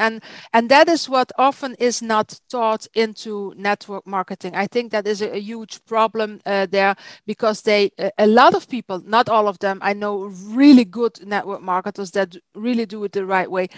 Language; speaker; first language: English; non-native, fluent; Dutch